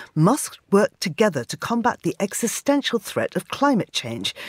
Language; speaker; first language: English; native; English